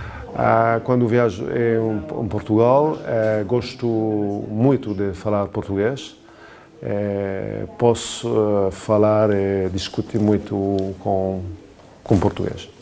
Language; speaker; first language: Portuguese; non-native, learner; French